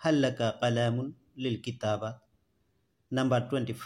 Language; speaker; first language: Arabic; non-native, fluent; Assamese